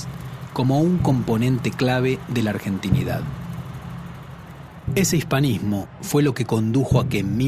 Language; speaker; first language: Spanish; native; Spanish